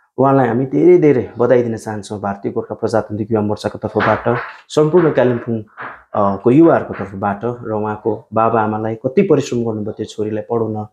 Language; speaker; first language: Nepali; native; Nepali